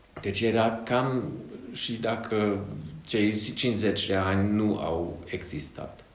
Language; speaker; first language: Romanian; non-native, fluent; Hungarian